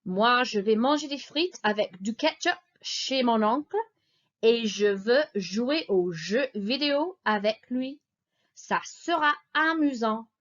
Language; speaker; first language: French; non-native, fluent; English